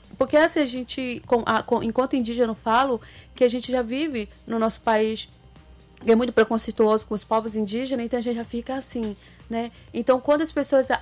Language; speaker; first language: Portuguese; non-native, local second language; Ticuna